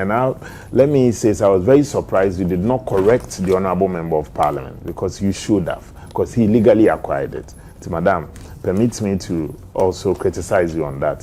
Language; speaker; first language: English; non-native, local second language; Akan